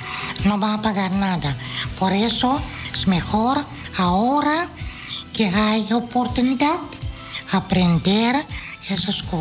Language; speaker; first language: Spanish; non-native, fluent; Dutch